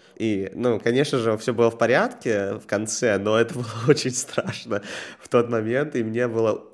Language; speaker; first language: Russian; native; Russian